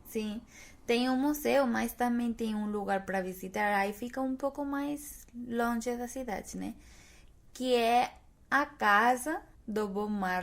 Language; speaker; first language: Portuguese; non-native, fluent; Spanish